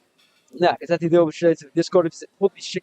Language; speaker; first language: Russian; non-native, learner; English